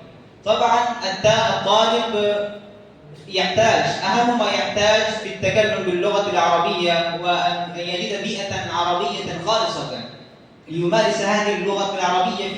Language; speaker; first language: Arabic; non-native, fluent; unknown